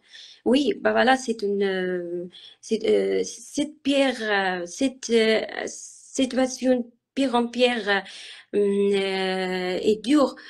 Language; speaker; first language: French; non-native, learner; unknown